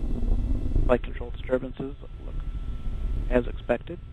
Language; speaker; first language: English; native; English